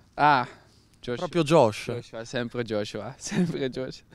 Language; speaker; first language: Italian; non-native, learner; Dutch